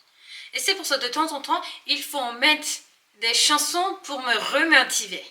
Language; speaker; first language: French; non-native, learner; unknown